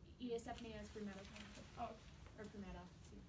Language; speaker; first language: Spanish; non-native, learner; English